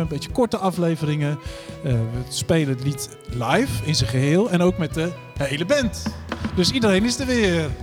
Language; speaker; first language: Dutch; native; Dutch